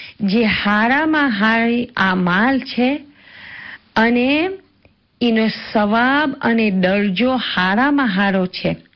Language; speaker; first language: Gujarati; early bilingual, heritage; Gujarati